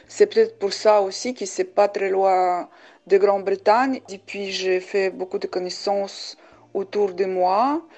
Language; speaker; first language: French; non-native, fluent; Uzbek